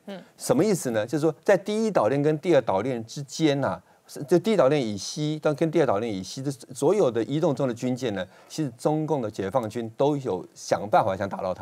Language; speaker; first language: Chinese; native; Chinese